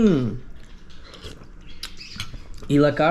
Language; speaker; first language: Spanish; early bilingual, heritage; English